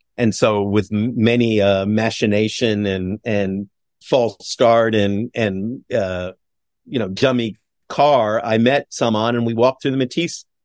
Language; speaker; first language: English; native; English